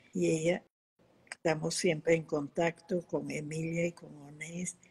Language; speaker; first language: Spanish; early bilingual, other home language; Yiddish